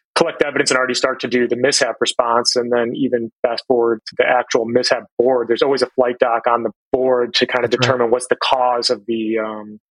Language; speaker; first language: English; native; English